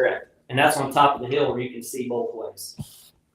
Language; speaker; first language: English; native; English